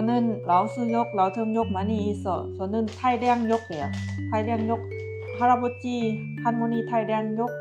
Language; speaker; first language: Korean; non-native, learner; Lao